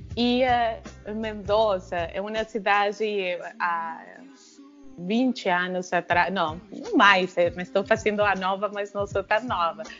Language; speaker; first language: Portuguese; non-native, fluent; Spanish